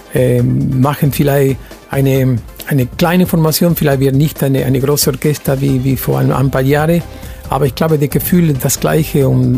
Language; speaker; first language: German; non-native, fluent; Spanish